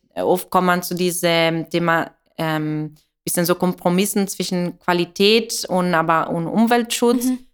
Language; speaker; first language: German; non-native, fluent; Italian